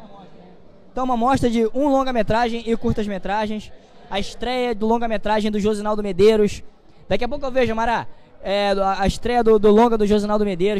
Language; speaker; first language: Portuguese; native; Portuguese